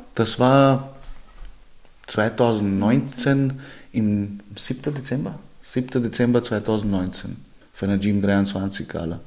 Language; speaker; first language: German; early bilingual, other home language; Georgian